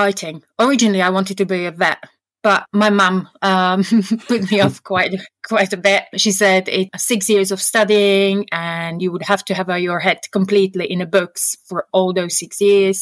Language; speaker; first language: English; non-native, fluent; Slovak